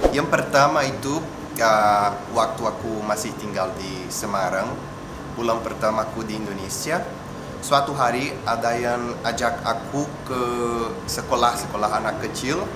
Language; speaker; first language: Indonesian; non-native, fluent; Portuguese